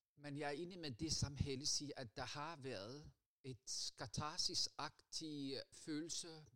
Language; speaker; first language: Danish; non-native, fluent; Arabic